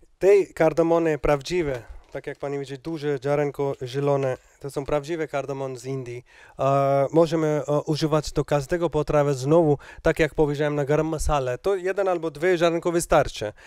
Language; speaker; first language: Polish; non-native, learner; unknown